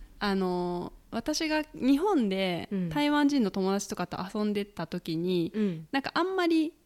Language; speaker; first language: Japanese; native; Japanese